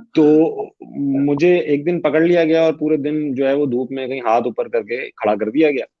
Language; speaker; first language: Urdu; native; Urdu